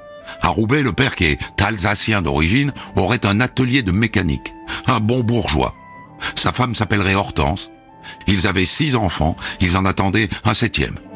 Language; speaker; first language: French; native; French